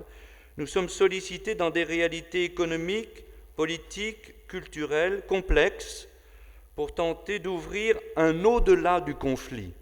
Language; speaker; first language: French; native; French